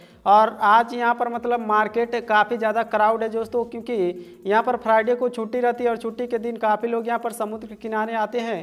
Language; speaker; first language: Hindi; native; Hindi